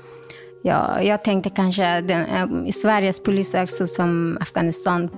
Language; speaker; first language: Swedish; non-native, local second language; Persian